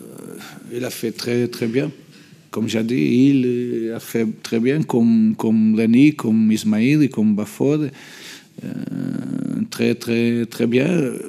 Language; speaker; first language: French; non-native, learner; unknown